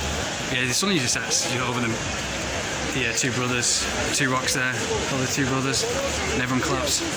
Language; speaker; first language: English; native; English